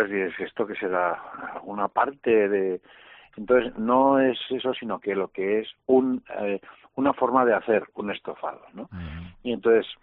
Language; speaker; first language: Spanish; native; Spanish